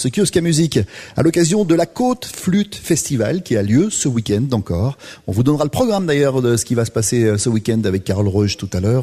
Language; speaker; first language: French; native; French